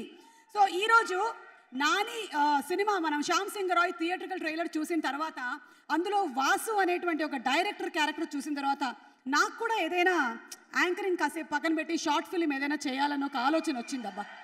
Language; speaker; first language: Telugu; native; Telugu